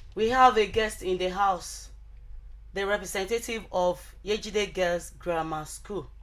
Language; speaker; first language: English; non-native, local second language; Yoruba